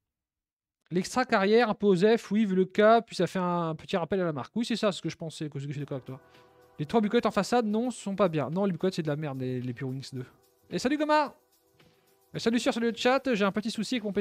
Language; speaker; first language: French; native; French